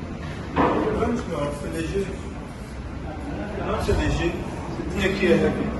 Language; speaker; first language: French; non-native, fluent; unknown